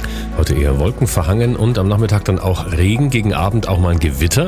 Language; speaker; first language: German; native; German